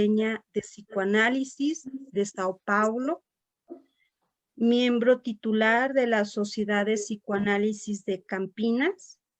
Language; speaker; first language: Spanish; native; Spanish